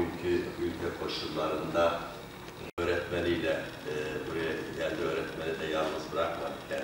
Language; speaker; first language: Turkish; native; Turkish